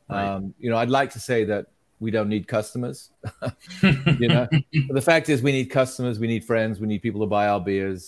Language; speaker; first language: English; native; English